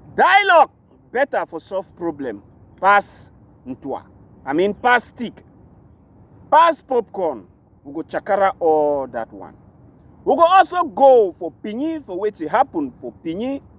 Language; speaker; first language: Nigerian Pidgin; native; Nigerian Pidgin